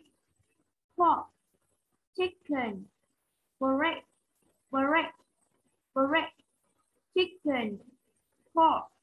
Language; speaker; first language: English; non-native, learner; Vietnamese